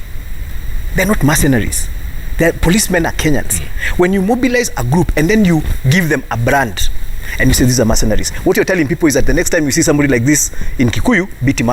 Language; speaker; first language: English; non-native, local second language; Kikuyu